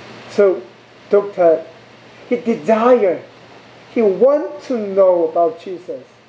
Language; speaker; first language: English; non-native, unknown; Korean